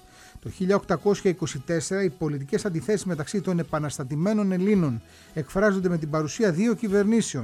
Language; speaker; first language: Greek; native; Greek